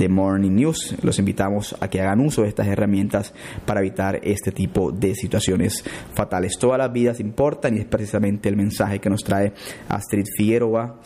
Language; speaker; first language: Spanish; non-native, local second language; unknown